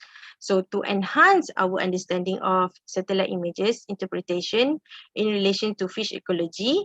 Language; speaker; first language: English; non-native, local second language; Malay